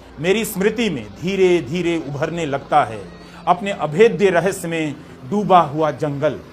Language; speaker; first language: Hindi; non-native, local second language; Bhojpuri